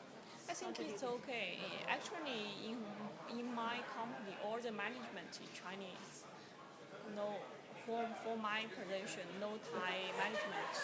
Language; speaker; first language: English; non-native, learner; Chinese